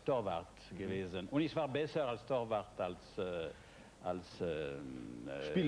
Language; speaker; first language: German; non-native, fluent; French